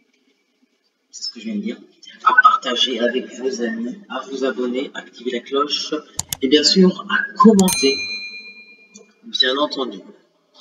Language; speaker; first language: French; native; French